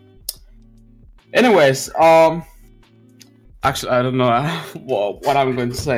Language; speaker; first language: English; non-native, fluent; Finnish